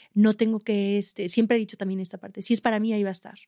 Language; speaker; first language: Spanish; native; Spanish